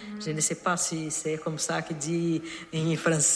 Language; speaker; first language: French; non-native, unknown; Portuguese